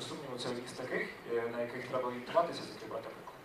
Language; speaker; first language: Ukrainian; native; Ukrainian